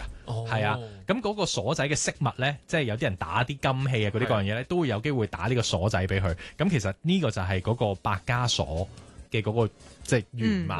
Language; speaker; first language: Cantonese; native; Cantonese